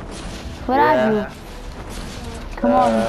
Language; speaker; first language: English; non-native, learner; Italian